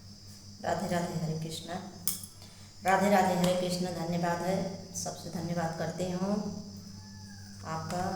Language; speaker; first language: Hindi; non-native, local second language; Awadhi